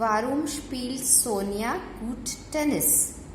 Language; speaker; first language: German; non-native, fluent; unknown